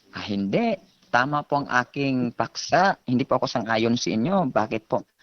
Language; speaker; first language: Filipino; native; Filipino